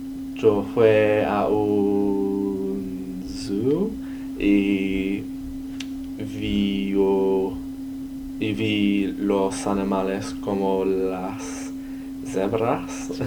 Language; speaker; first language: Spanish; non-native, learner; English